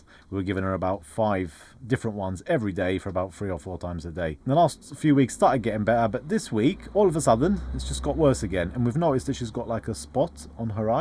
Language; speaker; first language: English; native; English